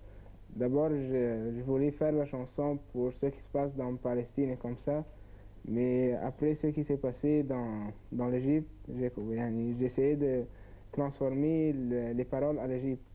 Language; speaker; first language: French; non-native, learner; Arabic